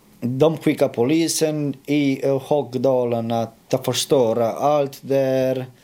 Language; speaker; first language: Swedish; non-native, fluent; Romanian